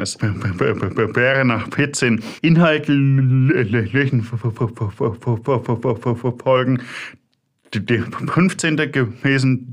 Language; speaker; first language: German; native; German